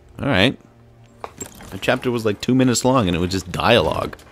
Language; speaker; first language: English; native; English